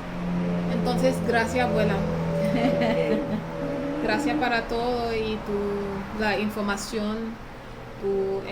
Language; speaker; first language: Spanish; early bilingual, heritage; English